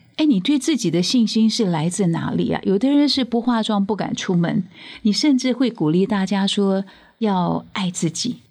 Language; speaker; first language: Chinese; native; Chinese